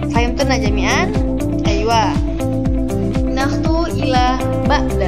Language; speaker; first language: Arabic; non-native, learner; Indonesian